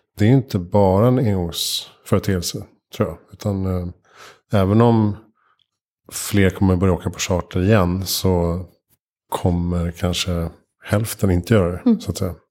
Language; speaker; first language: Swedish; native; Swedish